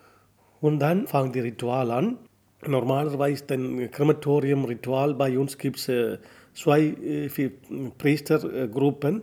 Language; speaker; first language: German; non-native, learner; Tamil